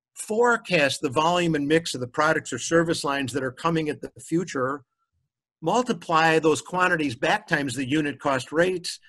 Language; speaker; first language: English; native; English